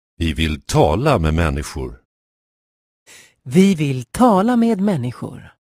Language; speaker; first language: Swedish; non-native, fluent; Persian